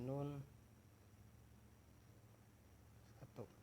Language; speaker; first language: Arabic; non-native, learner; Indonesian